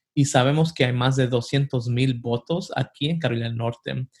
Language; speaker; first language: Spanish; early bilingual, heritage; Spanish